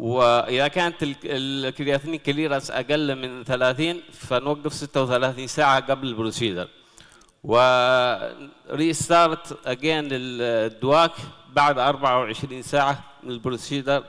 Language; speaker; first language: Arabic; native; Arabic